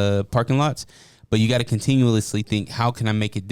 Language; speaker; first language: English; native; English